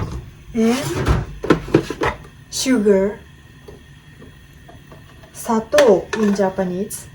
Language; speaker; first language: English; non-native, learner; Japanese